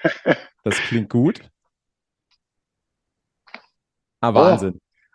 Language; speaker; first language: German; native; German